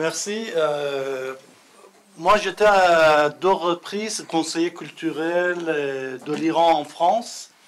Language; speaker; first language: French; non-native, fluent; Persian